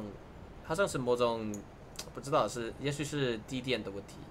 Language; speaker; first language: Chinese; non-native, fluent; English